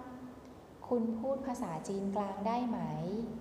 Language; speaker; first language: Thai; non-native, fluent; Chinese